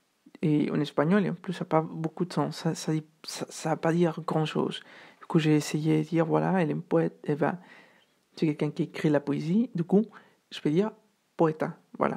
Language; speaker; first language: French; non-native, fluent; Spanish